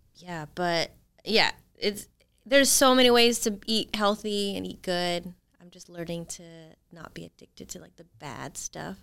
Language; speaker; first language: English; native; English